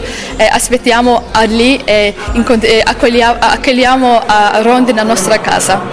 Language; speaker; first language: Italian; non-native, learner; Azerbaijani